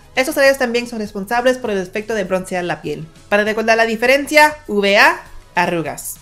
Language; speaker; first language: Spanish; native; Spanish